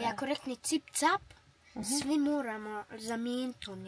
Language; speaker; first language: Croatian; early bilingual, heritage; Bosnian